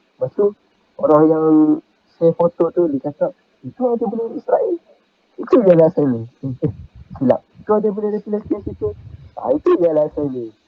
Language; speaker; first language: Malay; native; Malay